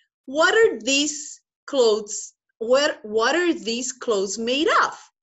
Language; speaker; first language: English; non-native, fluent; Portuguese